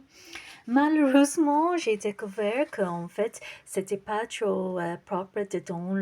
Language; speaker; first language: French; non-native, fluent; English